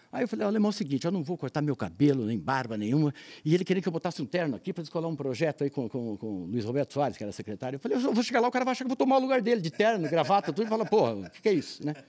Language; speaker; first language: Portuguese; native; Portuguese